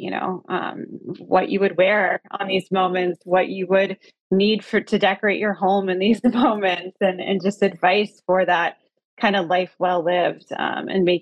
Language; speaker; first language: English; native; English